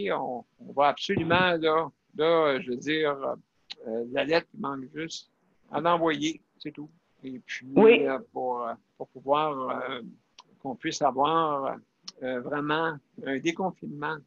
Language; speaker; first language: French; native; French